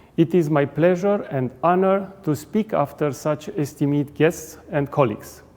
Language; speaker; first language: English; non-native, fluent; Romanian